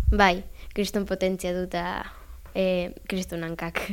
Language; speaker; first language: Basque; non-native, local second language; Spanish